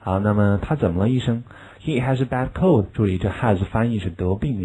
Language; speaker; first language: Chinese; native; Chinese